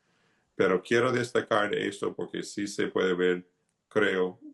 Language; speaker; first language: Spanish; non-native, fluent; English